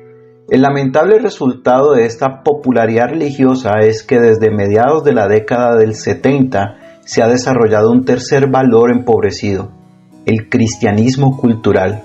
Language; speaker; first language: Spanish; native; Spanish